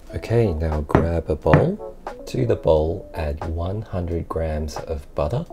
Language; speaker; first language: English; early bilingual, other home language; Japanese